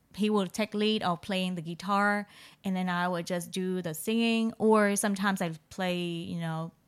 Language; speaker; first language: English; non-native, fluent; Vietnamese